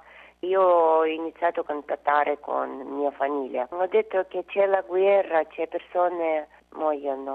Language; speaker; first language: Italian; non-native, learner; Russian